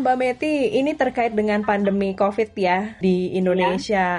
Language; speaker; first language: Indonesian; native; Indonesian